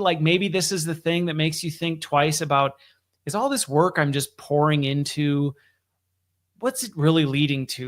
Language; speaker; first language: English; native; English